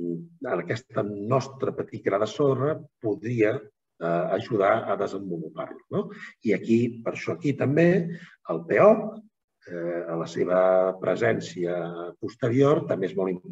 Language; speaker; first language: Catalan; native; Catalan